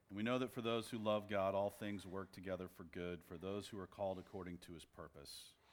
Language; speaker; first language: English; native; English